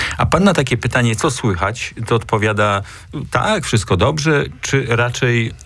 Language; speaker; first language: Polish; native; Polish